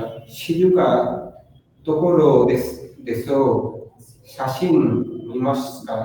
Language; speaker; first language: Japanese; non-native, learner; Bangla